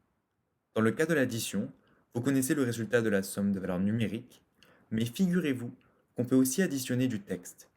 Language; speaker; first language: French; native; French